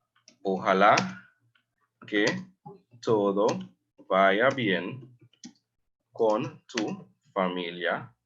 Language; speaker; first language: Spanish; non-native, fluent; English